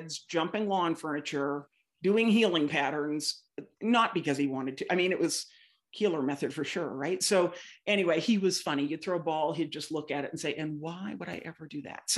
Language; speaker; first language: English; native; English